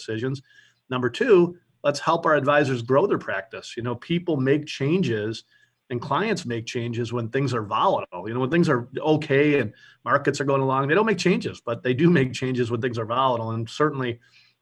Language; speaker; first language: English; native; English